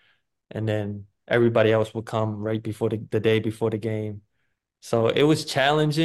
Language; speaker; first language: English; native; English